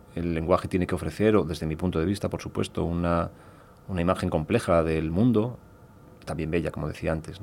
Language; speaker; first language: Spanish; native; Spanish